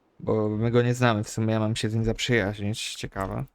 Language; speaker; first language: Polish; native; Polish